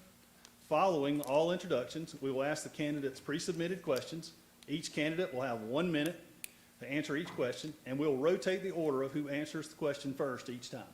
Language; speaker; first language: English; native; English